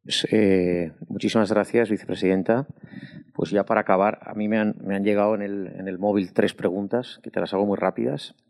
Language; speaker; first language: Spanish; non-native, local second language; Catalan